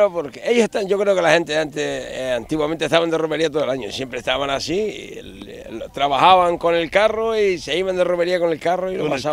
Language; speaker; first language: Spanish; native; Spanish